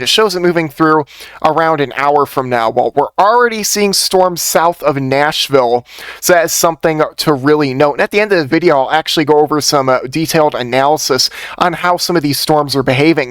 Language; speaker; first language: English; native; English